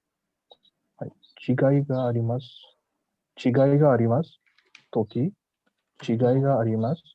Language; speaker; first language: Japanese; non-native, learner; Hindi